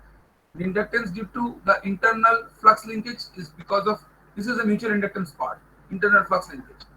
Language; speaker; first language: English; non-native, local second language; Bangla